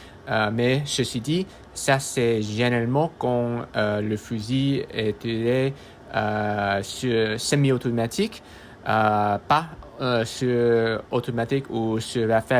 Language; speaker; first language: French; non-native, learner; English